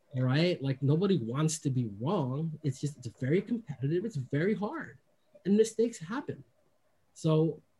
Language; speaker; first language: English; native; English